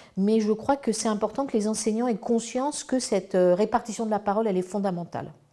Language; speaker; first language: French; native; French